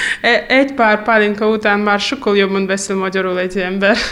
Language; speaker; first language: Hungarian; non-native, fluent; Russian